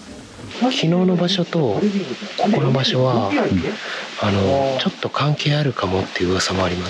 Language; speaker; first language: Japanese; native; Japanese